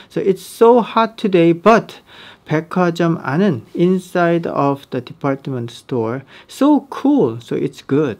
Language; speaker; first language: English; non-native, fluent; Korean